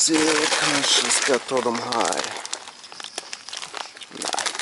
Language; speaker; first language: Swedish; non-native, learner; Russian